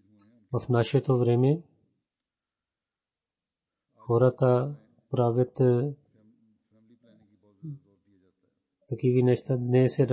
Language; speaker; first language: Bulgarian; non-native, fluent; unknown